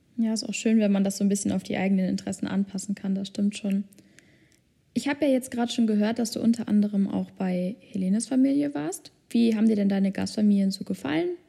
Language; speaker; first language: German; native; German